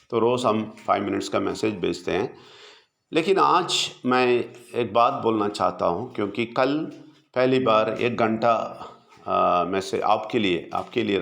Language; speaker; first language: Hindi; non-native, local second language; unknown